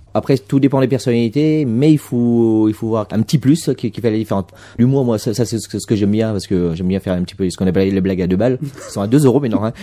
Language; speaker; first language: French; native; French